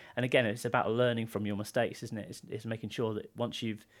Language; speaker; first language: English; native; English